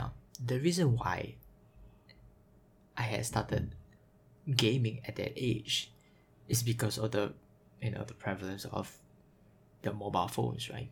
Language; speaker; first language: English; native; English